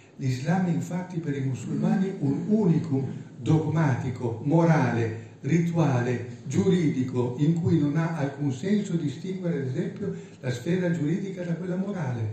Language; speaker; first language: Italian; native; Italian